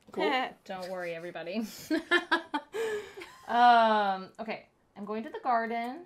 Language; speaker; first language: English; native; English